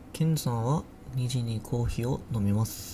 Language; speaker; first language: Japanese; non-native, learner; English